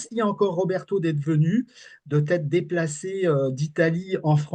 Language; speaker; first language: French; native; French